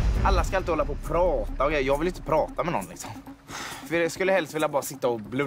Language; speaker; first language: Swedish; native; Swedish